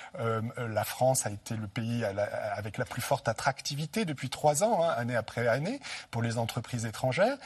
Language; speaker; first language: French; native; French